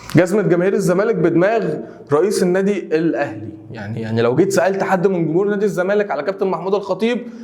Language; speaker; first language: Arabic; native; Arabic